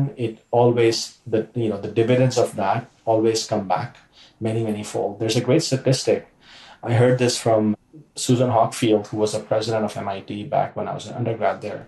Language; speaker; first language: English; non-native, local second language; Urdu